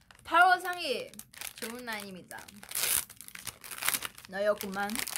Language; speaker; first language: Korean; non-native, fluent; Chinese